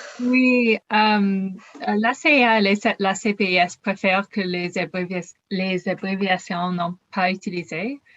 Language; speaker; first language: French; non-native, learner; English